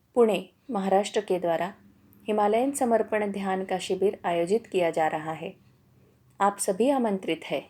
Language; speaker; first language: Hindi; non-native, local second language; Marathi